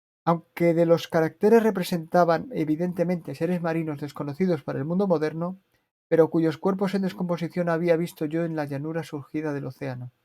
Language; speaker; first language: Spanish; native; Spanish